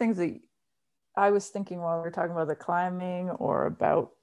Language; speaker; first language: English; native; English